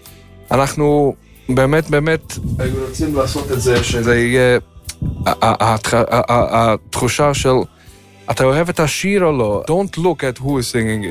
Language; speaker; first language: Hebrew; non-native, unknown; Yiddish